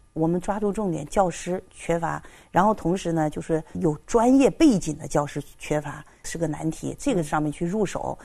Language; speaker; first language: Chinese; native; Chinese